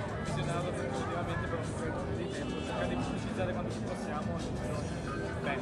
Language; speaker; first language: Italian; native; Italian